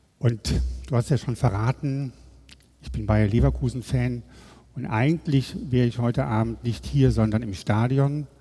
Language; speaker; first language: German; native; German